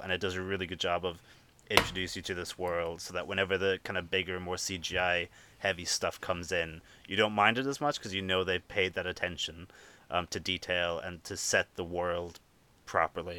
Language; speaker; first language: English; native; English